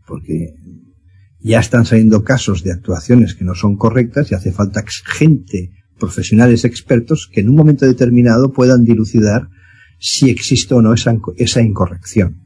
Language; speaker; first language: Spanish; native; Spanish